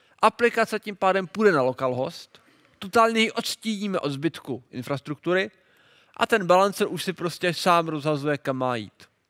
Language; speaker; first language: Czech; native; Czech